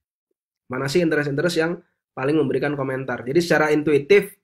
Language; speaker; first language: Indonesian; native; Indonesian